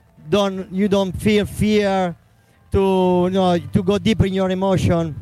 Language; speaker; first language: English; non-native, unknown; Italian